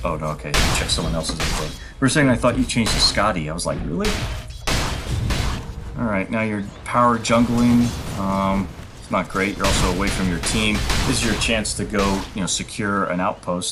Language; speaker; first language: English; native; English